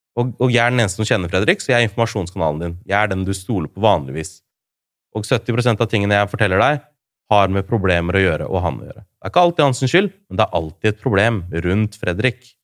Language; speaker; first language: Norwegian; early bilingual, other home language; Urdu